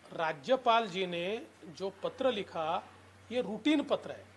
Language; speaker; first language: Hindi; non-native, local second language; Marathi